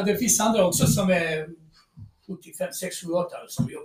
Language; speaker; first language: Swedish; non-native, fluent; Croatian